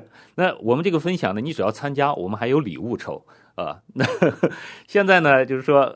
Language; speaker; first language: Chinese; native; Chinese